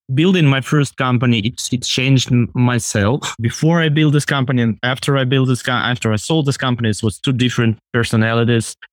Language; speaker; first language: English; non-native, fluent; Russian